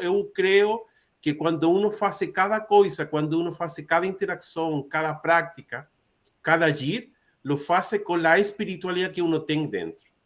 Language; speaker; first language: Portuguese; non-native, learner; Spanish